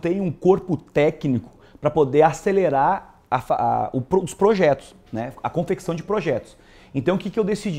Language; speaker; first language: Portuguese; native; Portuguese